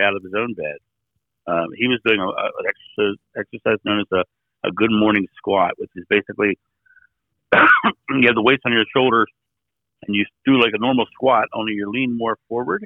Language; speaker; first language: English; native; English